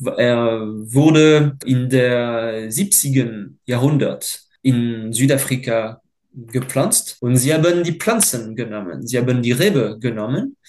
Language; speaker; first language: German; non-native, fluent; French